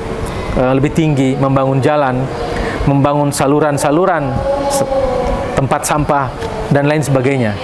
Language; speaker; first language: Indonesian; native; Indonesian